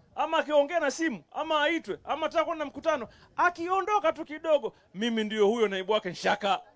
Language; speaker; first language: Swahili; native; Swahili